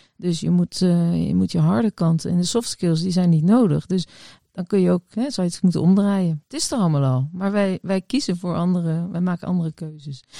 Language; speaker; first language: Dutch; native; Dutch